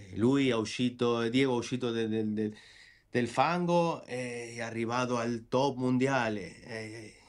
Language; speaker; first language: Italian; non-native, fluent; Spanish